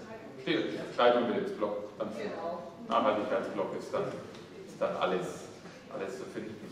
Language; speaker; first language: German; native; German